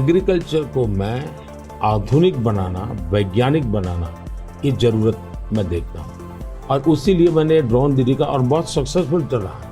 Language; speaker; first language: Hindi; native; Hindi